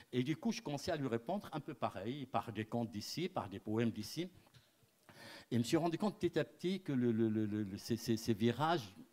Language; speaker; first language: French; non-native, local second language; Arabic